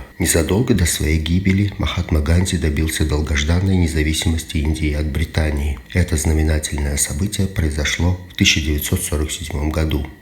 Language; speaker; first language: Russian; native; Russian